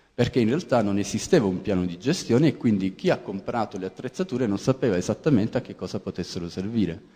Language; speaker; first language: Italian; native; Italian